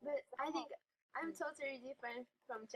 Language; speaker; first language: English; non-native, learner; Japanese